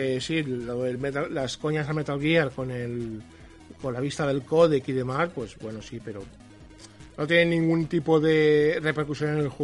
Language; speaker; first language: Spanish; native; Spanish